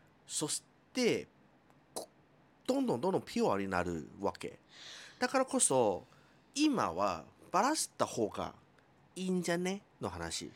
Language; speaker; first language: Japanese; non-native, fluent; Chinese